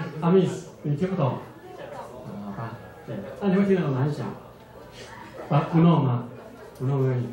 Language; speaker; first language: Chinese; native; Chinese